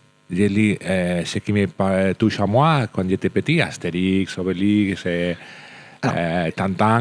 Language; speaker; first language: French; non-native, learner; Spanish